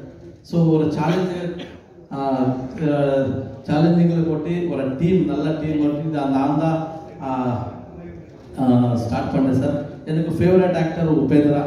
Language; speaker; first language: Tamil; non-native, learner; Kannada